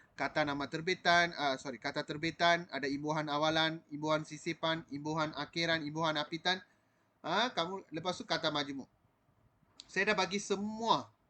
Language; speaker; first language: Malay; non-native, local second language; Tamil